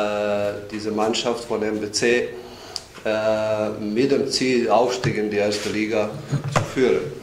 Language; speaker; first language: German; non-native, fluent; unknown